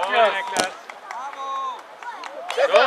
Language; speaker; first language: German; native; German